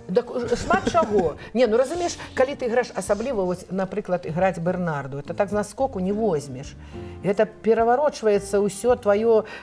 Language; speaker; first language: Belarusian; native; Belarusian